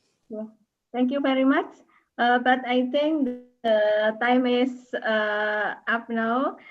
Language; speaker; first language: English; non-native, learner; Indonesian